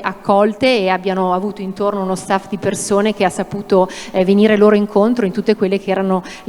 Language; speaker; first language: Italian; native; Italian